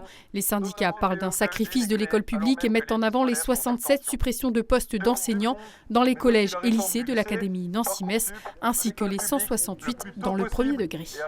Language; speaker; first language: French; native; French